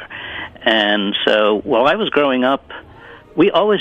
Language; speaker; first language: English; early bilingual, other home language; Italian